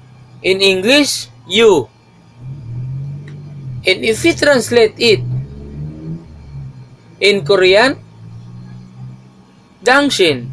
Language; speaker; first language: English; non-native, local second language; Maguindanaon